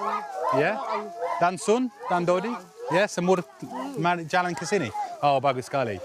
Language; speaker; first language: Indonesian; non-native, learner; English